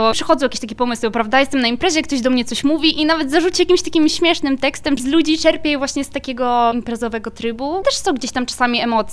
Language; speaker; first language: Polish; native; Polish